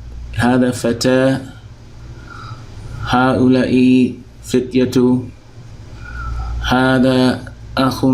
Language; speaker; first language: Arabic; non-native, fluent; English